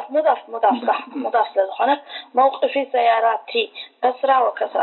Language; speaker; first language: Arabic; non-native, learner; Tigrinya